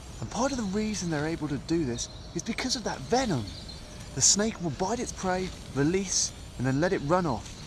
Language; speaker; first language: English; native; English